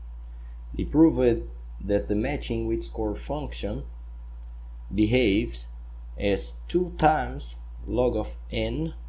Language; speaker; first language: English; non-native, fluent; Portuguese